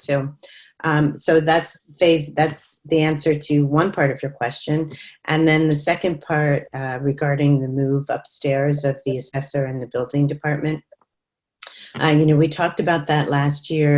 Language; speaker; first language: English; native; English